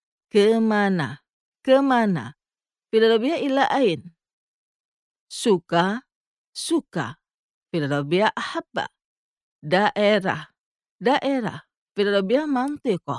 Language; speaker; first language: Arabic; non-native, fluent; Indonesian